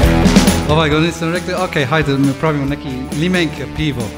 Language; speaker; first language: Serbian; non-native, learner; English